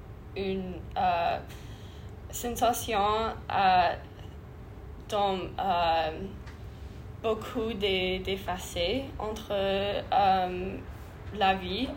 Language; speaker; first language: French; non-native, learner; English